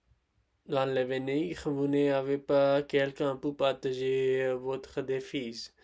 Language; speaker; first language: French; non-native, learner; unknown